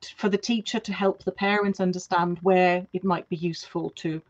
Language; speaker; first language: English; non-native, fluent; German